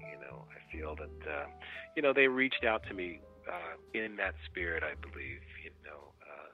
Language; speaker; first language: English; native; English